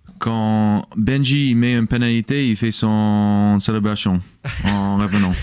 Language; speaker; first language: French; non-native, fluent; English